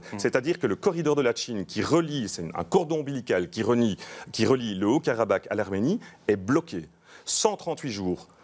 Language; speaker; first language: French; native; French